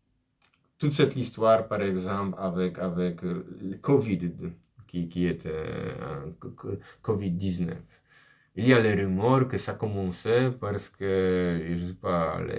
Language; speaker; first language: French; non-native, fluent; Polish